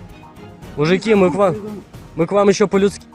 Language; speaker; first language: Russian; native; Russian